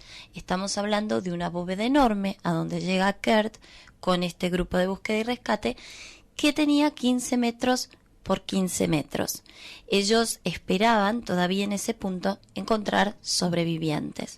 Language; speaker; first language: Spanish; native; Spanish